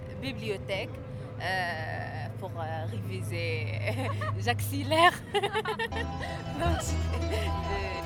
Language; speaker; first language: French; non-native, learner; Arabic